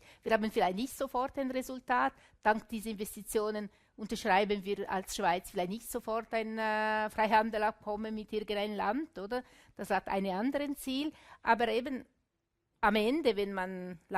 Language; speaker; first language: German; non-native, local second language; Italian